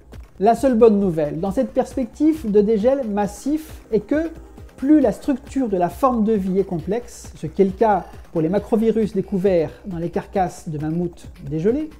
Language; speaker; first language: French; native; French